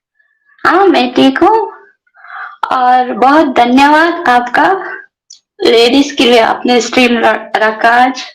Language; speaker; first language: Hindi; non-native, local second language; Kannada